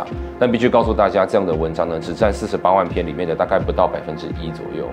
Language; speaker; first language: Chinese; native; Chinese